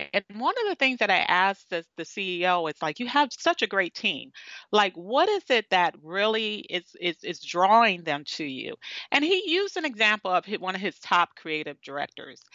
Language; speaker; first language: English; native; English